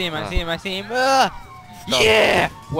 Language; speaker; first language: English; native; English